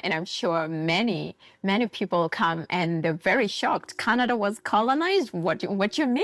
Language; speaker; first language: English; native; English